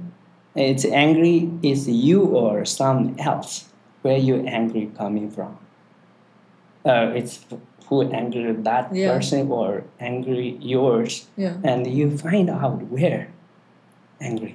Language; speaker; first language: English; non-native, learner; Tibetan